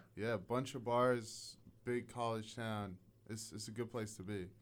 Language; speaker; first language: English; non-native, fluent; Arabic